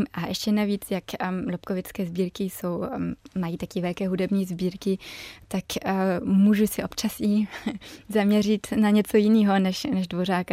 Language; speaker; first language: Czech; early bilingual, heritage; German